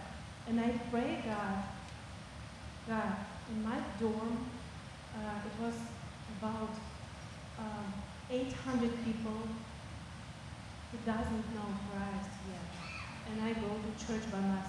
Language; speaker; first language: English; non-native, learner; Russian